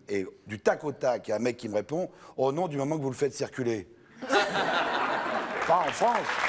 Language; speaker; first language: French; native; French